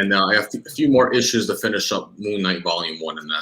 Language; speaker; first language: English; native; English